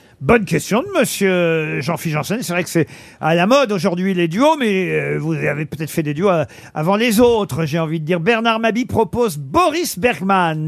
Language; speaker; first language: French; native; French